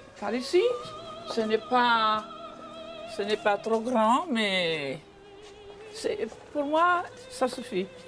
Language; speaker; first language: French; non-native, fluent; Italian